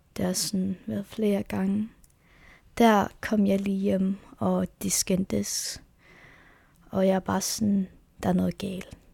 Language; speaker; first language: Danish; non-native, local second language; Kalaallisut